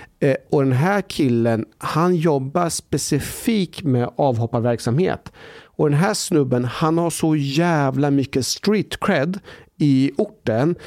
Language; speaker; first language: Swedish; early bilingual, other home language; Persian